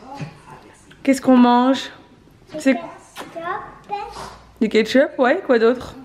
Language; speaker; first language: French; native; French